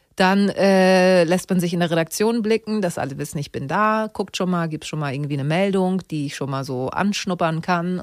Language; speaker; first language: German; native; German